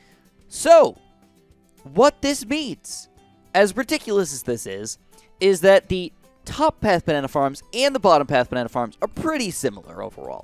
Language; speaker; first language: English; native; English